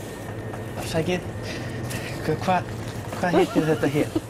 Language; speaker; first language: Icelandic; non-native, learner; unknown